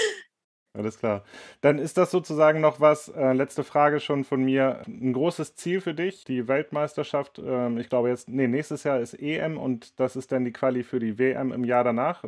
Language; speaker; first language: German; native; German